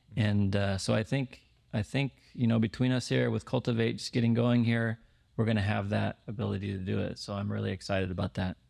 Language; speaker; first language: English; native; English